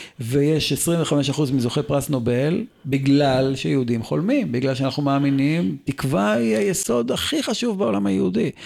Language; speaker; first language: Hebrew; native; Hebrew